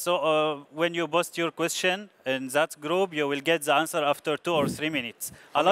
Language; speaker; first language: English; non-native, learner; Arabic